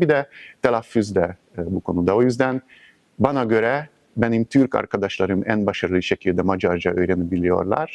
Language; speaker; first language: Turkish; non-native, fluent; Hungarian